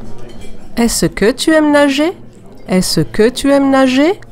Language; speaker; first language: French; non-native, fluent; English